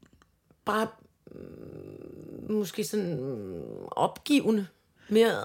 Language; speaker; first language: Danish; native; Danish